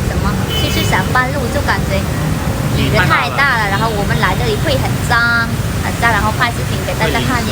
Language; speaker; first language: Chinese; non-native, learner; Vietnamese